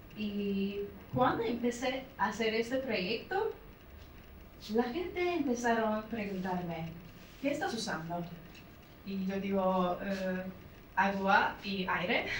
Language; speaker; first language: Spanish; non-native, learner; English